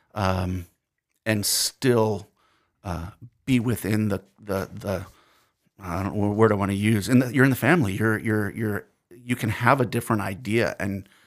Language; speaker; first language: English; native; English